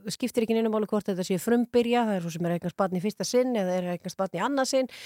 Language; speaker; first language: Icelandic; native; Icelandic